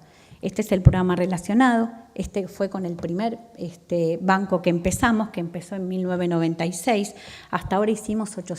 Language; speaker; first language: Spanish; native; Spanish